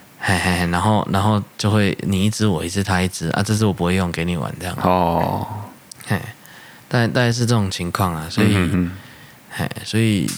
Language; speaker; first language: Chinese; native; Chinese